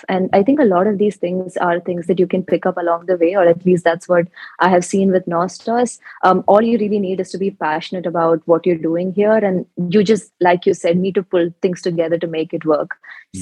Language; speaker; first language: English; non-native, local second language; Malayalam